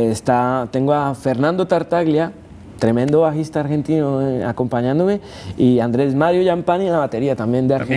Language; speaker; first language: Spanish; native; Spanish